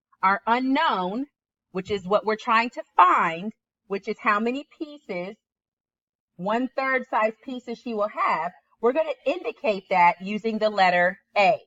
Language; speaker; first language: English; native; English